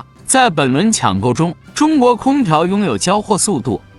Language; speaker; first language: Chinese; native; Chinese